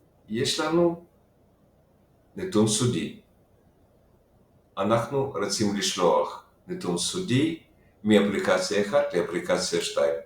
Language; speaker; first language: Hebrew; non-native, fluent; Russian